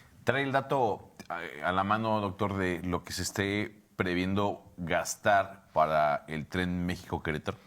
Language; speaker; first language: Spanish; native; Spanish